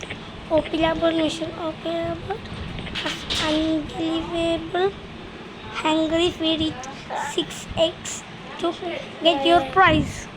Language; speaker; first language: English; non-native, local second language; Malayalam